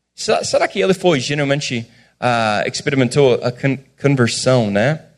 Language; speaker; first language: Portuguese; non-native, fluent; English